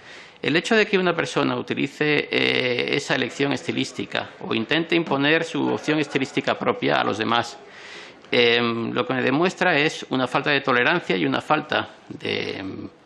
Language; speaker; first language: Spanish; native; Spanish